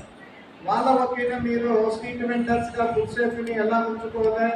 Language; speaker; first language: Telugu; native; Telugu